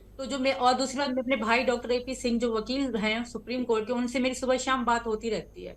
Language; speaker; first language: Urdu; non-native, local second language; Sindhi